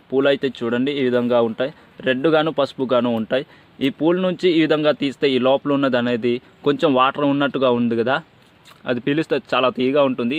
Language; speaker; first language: Telugu; non-native, local second language; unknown